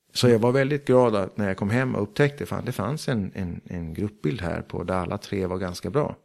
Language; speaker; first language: Swedish; early bilingual, heritage; Swedish